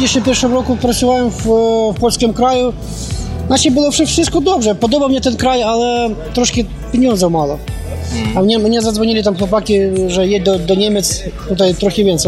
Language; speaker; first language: Polish; non-native, learner; Ukrainian